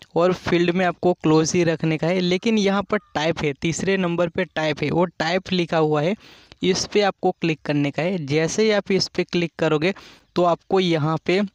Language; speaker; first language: Hindi; non-native, local second language; Gujarati